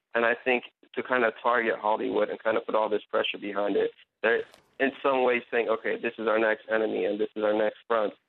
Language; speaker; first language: English; native; English